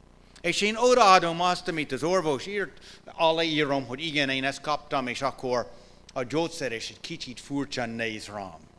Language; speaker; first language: Hungarian; non-native, fluent; English